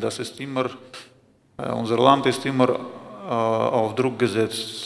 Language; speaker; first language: German; non-native, fluent; Russian